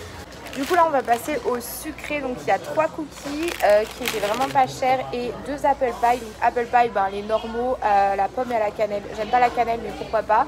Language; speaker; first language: French; native; French